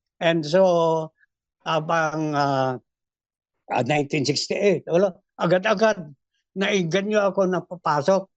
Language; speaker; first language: Filipino; native; Filipino